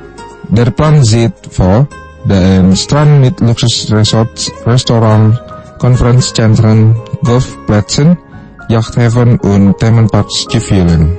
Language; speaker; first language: German; non-native, fluent; Indonesian